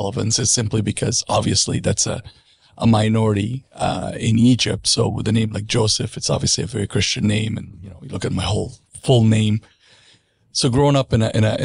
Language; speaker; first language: English; non-native, fluent; Arabic